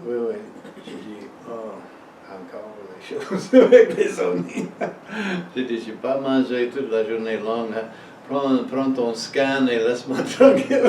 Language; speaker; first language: French; non-native, fluent; English